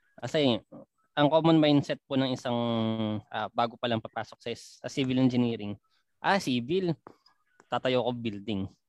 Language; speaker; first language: Filipino; non-native, local second language; Pampanga